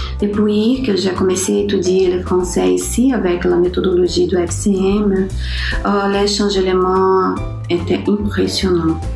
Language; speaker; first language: French; non-native, learner; Portuguese